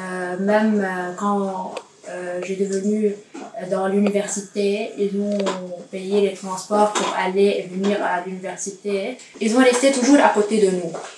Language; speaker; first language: French; non-native, learner; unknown